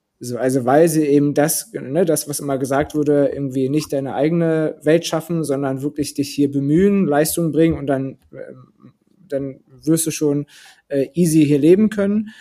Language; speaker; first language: German; early bilingual, other home language; Turkish